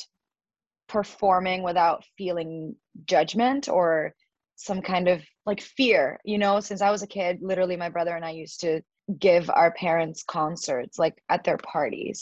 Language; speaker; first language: English; early bilingual, other home language; Spanish